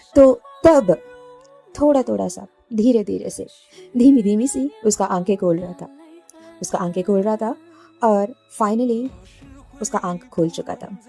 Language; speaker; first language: Hindi; non-native, local second language; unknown